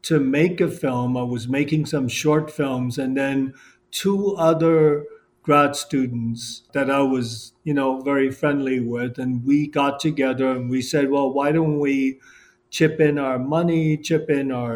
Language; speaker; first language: English; non-native, local second language; Cantonese